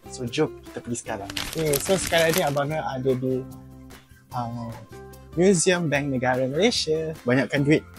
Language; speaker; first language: Malay; native; Malay